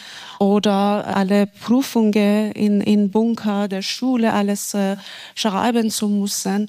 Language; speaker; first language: German; non-native, fluent; Persian